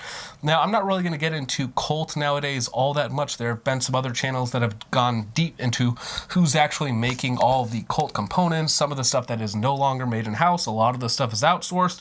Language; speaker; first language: English; native; English